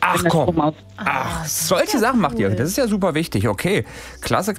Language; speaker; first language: German; native; German